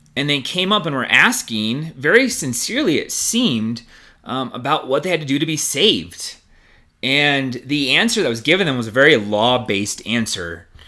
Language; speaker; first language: English; native; English